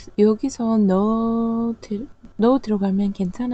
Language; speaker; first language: Korean; non-native, learner; English